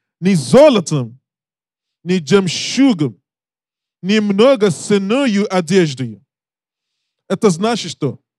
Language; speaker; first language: Russian; non-native, learner; English